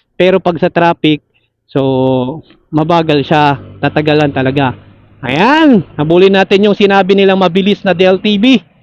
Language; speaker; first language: Filipino; non-native, local second language; Cebuano